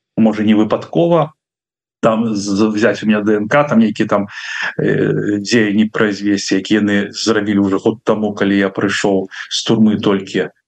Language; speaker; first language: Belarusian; non-native, local second language; Russian